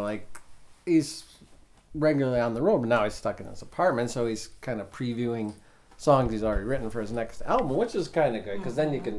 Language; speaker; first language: English; native; English